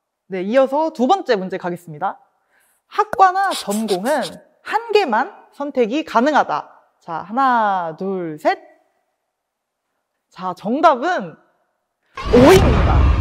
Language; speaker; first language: Korean; native; Korean